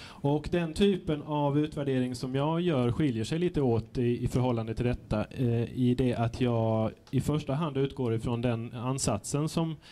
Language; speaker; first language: Swedish; native; Swedish